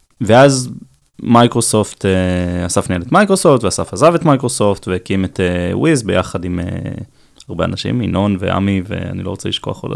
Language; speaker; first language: Hebrew; native; Hebrew